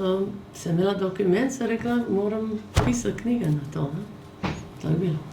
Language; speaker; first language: Slovenian; early bilingual, heritage; English